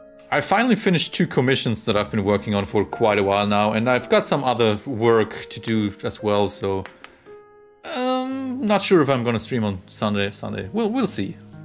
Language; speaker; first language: English; non-native, fluent; German